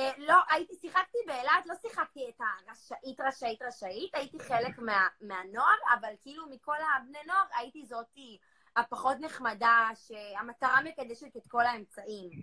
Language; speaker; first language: Hebrew; native; Hebrew